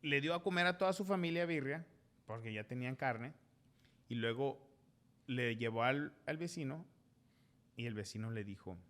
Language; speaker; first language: Spanish; early bilingual, other home language; English